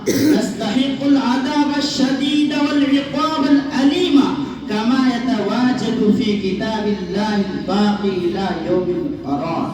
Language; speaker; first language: Arabic; non-native, learner; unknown